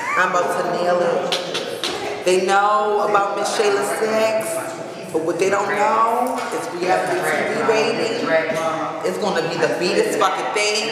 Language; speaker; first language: English; native; English